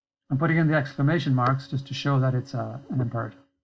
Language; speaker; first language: English; native; English